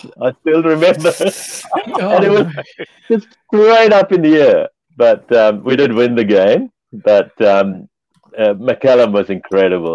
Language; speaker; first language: English; non-native, local second language; Tamil